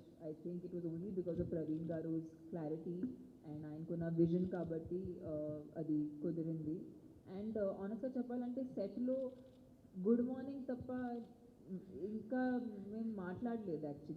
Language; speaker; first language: Telugu; non-native, fluent; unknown